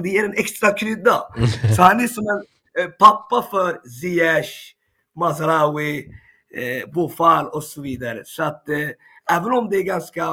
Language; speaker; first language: Swedish; early bilingual, other home language; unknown